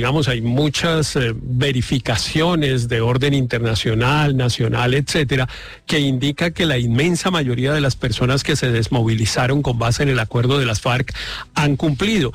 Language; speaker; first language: Spanish; native; Spanish